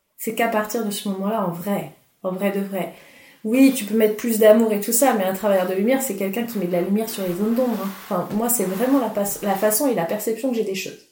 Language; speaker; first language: French; native; French